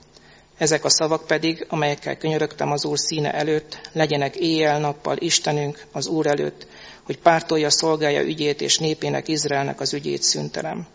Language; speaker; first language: Hungarian; native; Hungarian